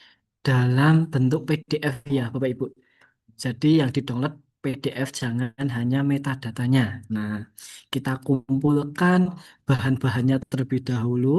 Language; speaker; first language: Indonesian; native; Indonesian